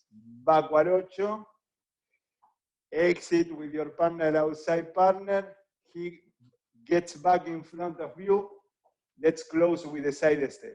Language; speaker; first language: English; non-native, fluent; Spanish